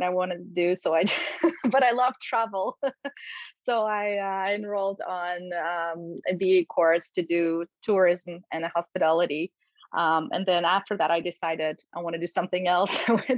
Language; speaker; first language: English; non-native, fluent; Polish